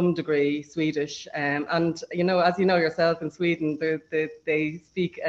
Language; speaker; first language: English; native; English